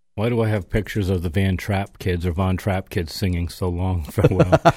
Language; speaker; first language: English; native; English